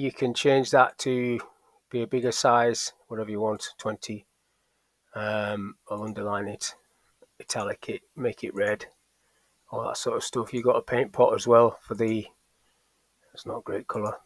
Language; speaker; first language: English; native; English